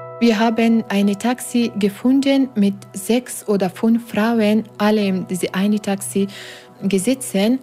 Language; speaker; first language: German; non-native, learner; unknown